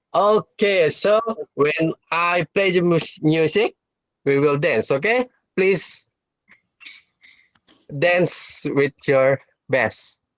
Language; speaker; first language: English; non-native, fluent; Indonesian